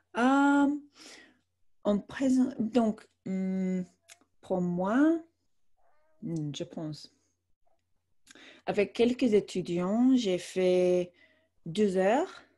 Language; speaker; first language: French; non-native, fluent; English